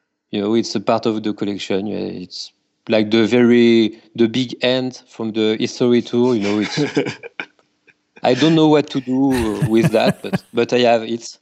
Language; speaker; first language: English; non-native, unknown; French